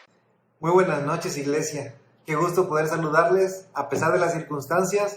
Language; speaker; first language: Spanish; native; Spanish